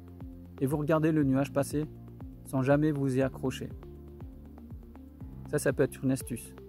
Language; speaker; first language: French; native; French